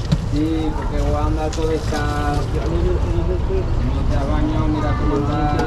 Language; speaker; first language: Spanish; native; Spanish